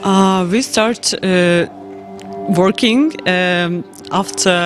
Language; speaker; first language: English; non-native, learner; Ukrainian